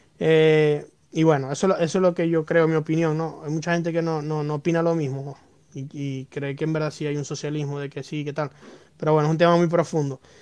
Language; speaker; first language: Spanish; native; Spanish